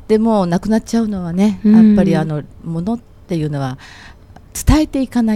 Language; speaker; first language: Japanese; native; Japanese